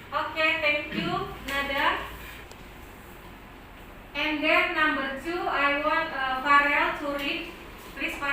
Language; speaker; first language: English; non-native, learner; Indonesian